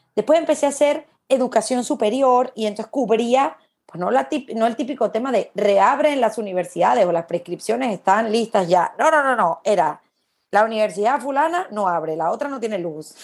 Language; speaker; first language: Spanish; native; Spanish